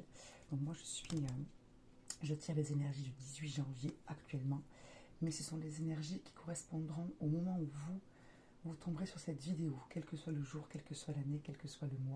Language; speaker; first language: French; native; French